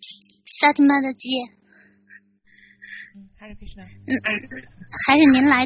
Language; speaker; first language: Chinese; native; Chinese